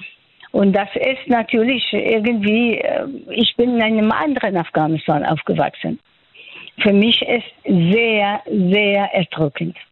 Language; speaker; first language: German; non-native, fluent; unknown